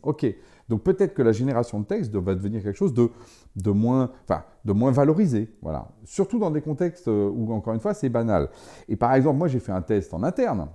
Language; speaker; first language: French; native; French